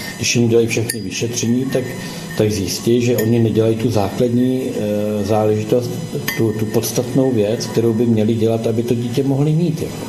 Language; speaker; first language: Czech; native; Czech